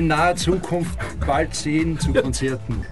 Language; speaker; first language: German; native; German